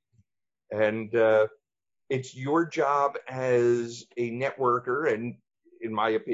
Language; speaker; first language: English; native; English